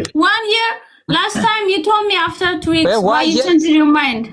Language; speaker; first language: English; non-native, learner; Amharic